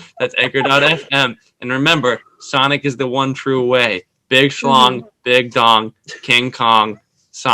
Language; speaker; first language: English; native; English